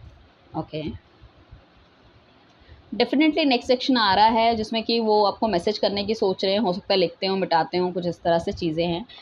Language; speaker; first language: Hindi; native; Hindi